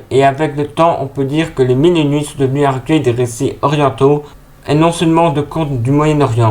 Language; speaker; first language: French; native; French